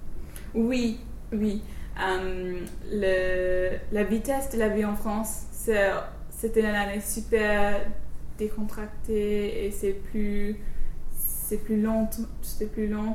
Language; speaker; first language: French; non-native, fluent; English